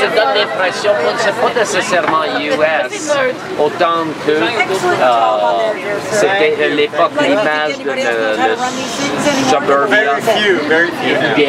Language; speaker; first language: French; non-native, local second language; English